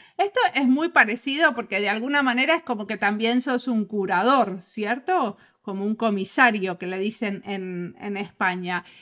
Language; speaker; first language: Spanish; native; Spanish